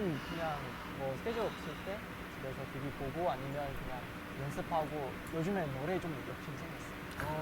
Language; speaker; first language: Korean; non-native, learner; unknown